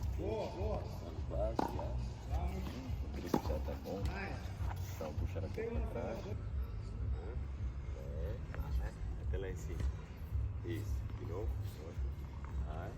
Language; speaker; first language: Portuguese; non-native, learner; Turkish